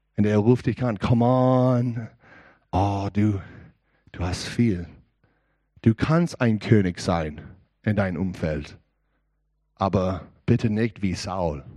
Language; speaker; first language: German; non-native, learner; English